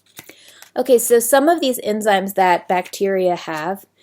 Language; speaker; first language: English; native; English